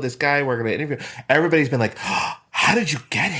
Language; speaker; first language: English; native; English